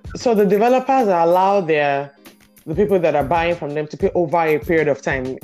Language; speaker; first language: English; non-native, local second language; Yoruba